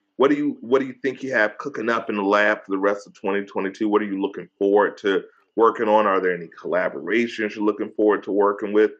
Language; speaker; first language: English; native; English